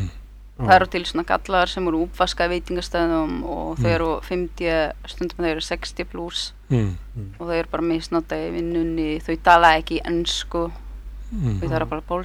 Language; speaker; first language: Icelandic; early bilingual, heritage; Polish